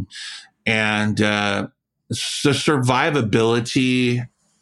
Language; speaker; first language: English; native; English